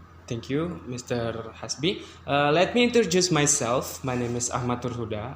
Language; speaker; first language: English; non-native, learner; Indonesian